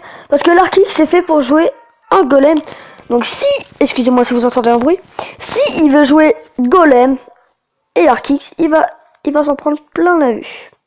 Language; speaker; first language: French; native; French